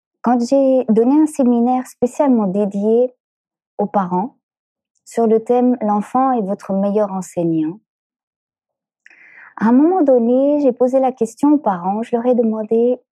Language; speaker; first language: French; native; French